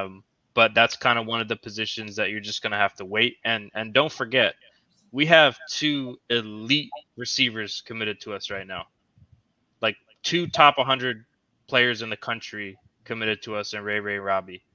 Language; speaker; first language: English; native; English